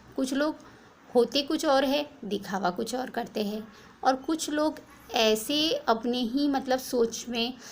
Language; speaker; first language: Hindi; non-native, local second language; Gujarati